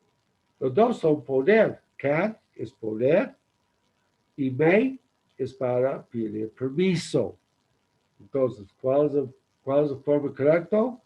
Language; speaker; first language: Spanish; non-native, learner; English